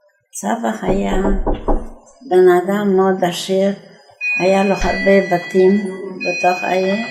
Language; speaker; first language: Hebrew; non-native, fluent; Yiddish